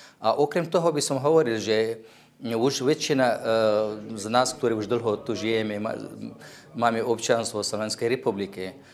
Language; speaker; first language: Slovak; non-native, fluent; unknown